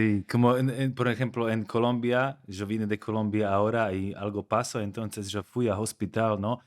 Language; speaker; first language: Spanish; non-native, fluent; Slovak